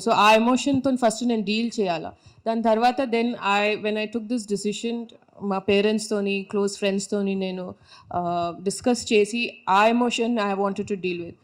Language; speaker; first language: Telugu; non-native, local second language; Tamil